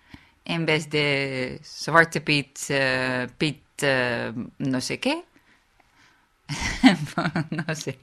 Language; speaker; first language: Spanish; non-native, fluent; Dutch